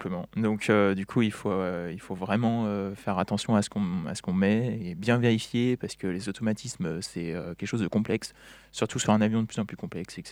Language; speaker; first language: French; native; French